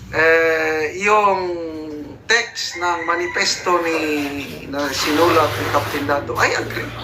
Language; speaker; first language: Filipino; native; Filipino